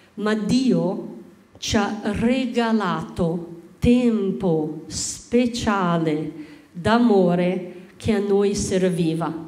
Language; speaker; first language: Italian; native; Italian